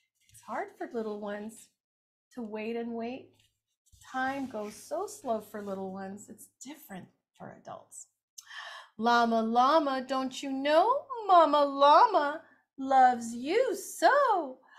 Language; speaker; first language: English; native; English